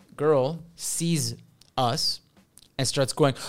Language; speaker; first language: English; early bilingual, other home language; Russian